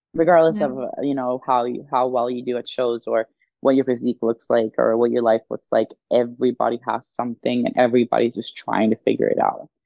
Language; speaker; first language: English; non-native, fluent; Swedish